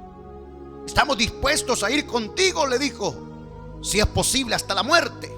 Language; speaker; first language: Spanish; native; Spanish